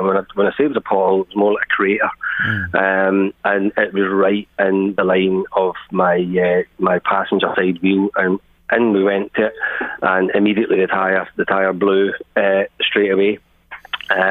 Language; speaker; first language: English; native; English